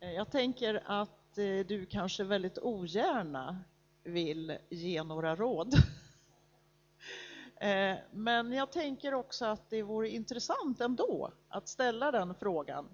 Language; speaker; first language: Swedish; native; Swedish